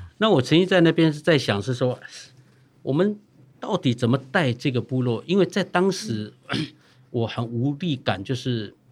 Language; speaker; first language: Chinese; non-native, local second language; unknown